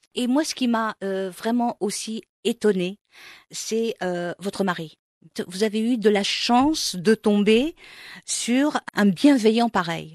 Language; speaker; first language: French; non-native, local second language; Arabic